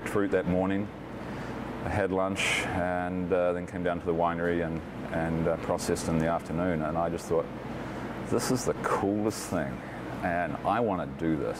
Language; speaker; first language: English; native; English